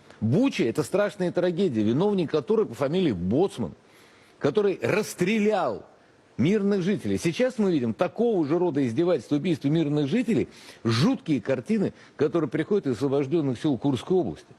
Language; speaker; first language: Russian; native; Russian